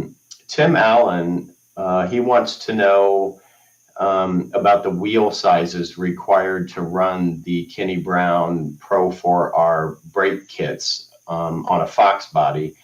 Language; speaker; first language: English; native; English